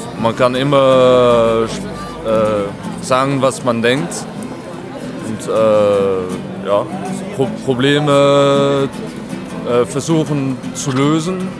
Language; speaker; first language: German; non-native, fluent; French